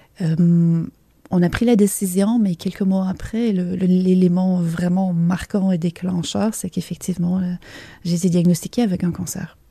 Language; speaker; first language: French; native; French